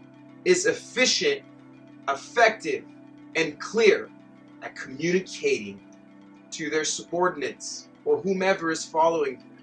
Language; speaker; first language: English; native; English